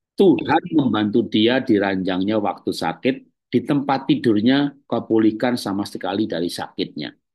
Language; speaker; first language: Indonesian; native; Indonesian